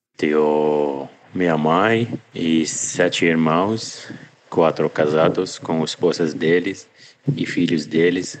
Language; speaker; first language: Portuguese; non-native, learner; Arabic